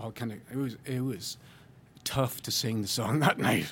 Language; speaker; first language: English; native; English